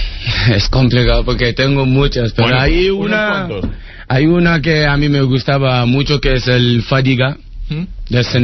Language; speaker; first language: Spanish; non-native, learner; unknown